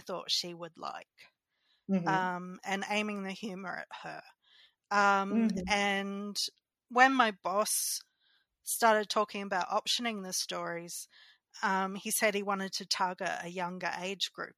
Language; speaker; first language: English; native; English